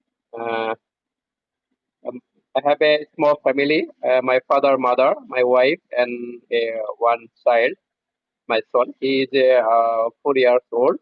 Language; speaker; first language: English; non-native, learner; Bangla